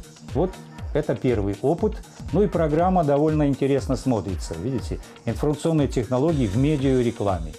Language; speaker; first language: Russian; native; Russian